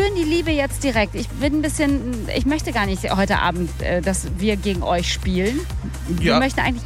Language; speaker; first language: German; native; German